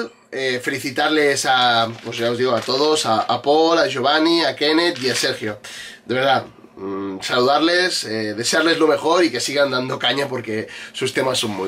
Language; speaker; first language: Spanish; native; Spanish